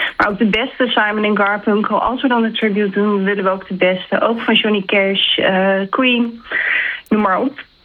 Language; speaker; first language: Dutch; native; Dutch